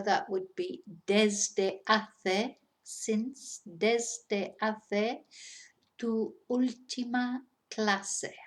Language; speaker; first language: Spanish; non-native, fluent; English